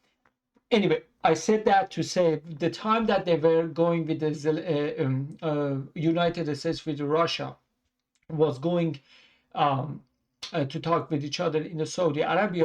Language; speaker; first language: English; non-native, fluent; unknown